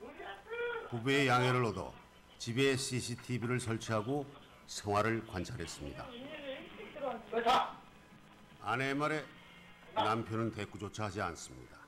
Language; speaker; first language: Korean; native; Korean